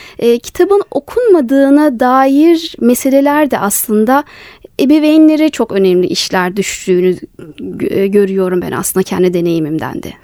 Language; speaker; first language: Turkish; native; Turkish